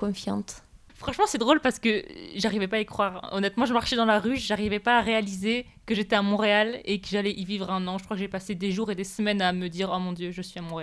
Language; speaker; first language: French; native; French